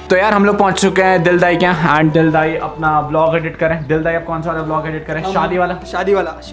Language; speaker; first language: Hindi; native; Hindi